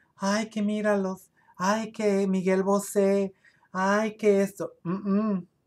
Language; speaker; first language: Spanish; early bilingual, other home language; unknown